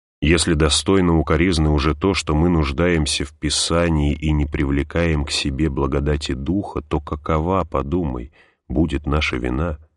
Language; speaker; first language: Russian; native; Russian